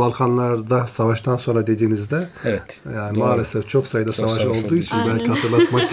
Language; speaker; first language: Turkish; native; Turkish